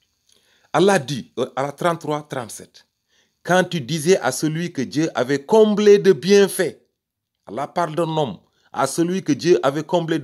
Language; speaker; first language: French; native; French